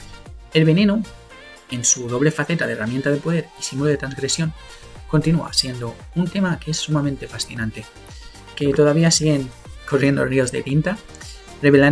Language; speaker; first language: Spanish; native; Spanish